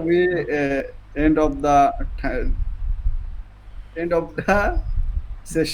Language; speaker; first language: English; non-native, learner; Bangla